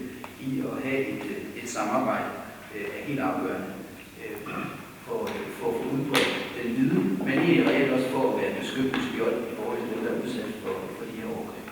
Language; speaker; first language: Danish; native; Danish